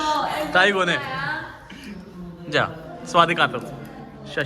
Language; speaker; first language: Japanese; non-native, learner; Hindi